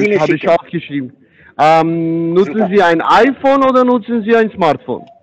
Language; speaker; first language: German; non-native, fluent; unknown